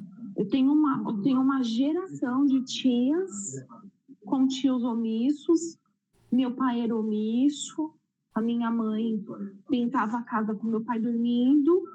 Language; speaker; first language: Portuguese; native; Portuguese